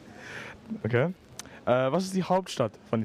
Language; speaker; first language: German; non-native, local second language; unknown